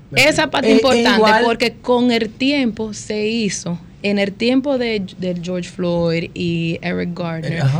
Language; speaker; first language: Spanish; early bilingual, heritage; Spanish